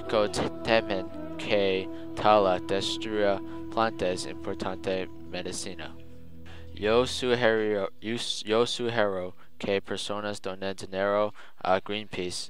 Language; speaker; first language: Spanish; non-native, learner; English